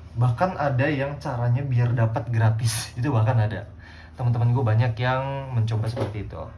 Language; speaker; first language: Indonesian; native; Indonesian